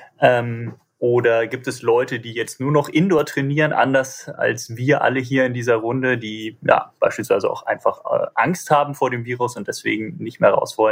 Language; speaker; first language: German; native; German